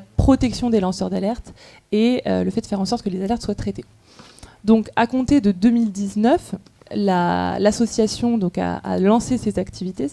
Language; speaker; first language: French; native; French